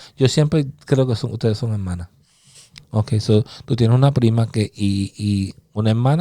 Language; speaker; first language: Spanish; early bilingual, other home language; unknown